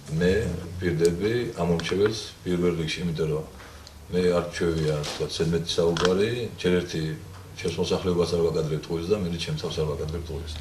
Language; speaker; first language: Georgian; native; Georgian